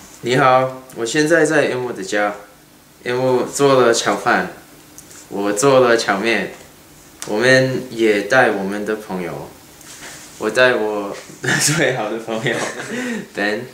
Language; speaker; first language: Chinese; non-native, learner; English